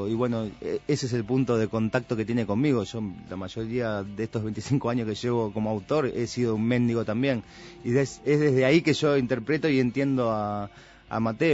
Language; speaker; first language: Spanish; native; Spanish